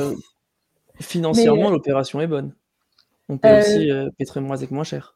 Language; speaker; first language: French; native; French